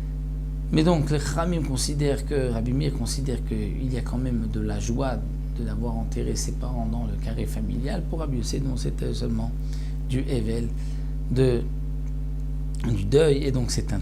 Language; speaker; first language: French; native; French